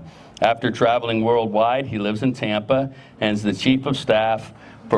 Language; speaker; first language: English; native; English